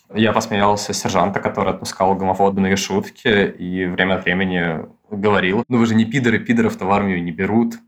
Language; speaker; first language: Russian; native; Russian